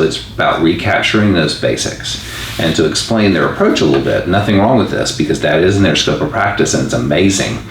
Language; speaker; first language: English; native; English